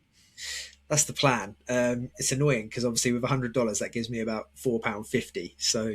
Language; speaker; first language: English; native; English